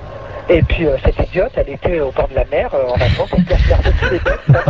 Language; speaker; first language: French; native; French